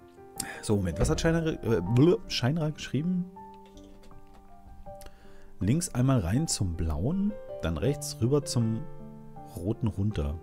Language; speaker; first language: German; native; German